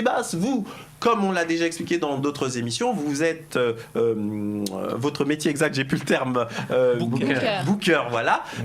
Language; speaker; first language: French; native; French